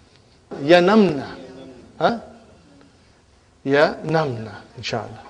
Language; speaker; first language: Arabic; non-native, fluent; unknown